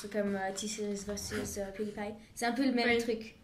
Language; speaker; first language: French; non-native, fluent; Bulgarian